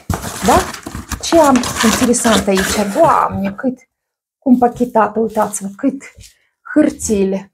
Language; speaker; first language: Romanian; non-native, learner; Russian